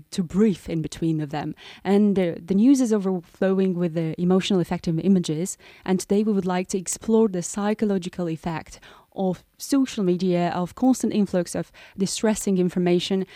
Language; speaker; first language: English; non-native, fluent; Romanian